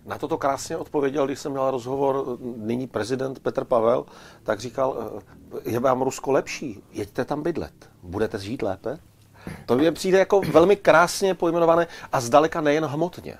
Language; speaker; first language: Czech; native; Czech